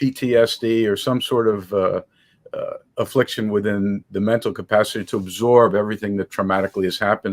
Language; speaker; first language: English; native; English